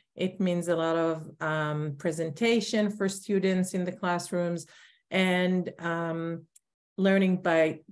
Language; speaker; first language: English; non-native, fluent; Hebrew